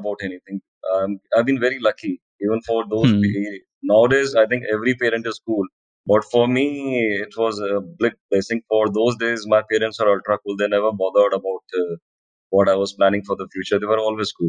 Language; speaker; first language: English; non-native, local second language; Hindi